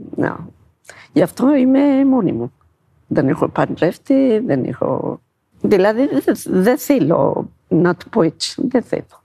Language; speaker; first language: Greek; non-native, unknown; Amharic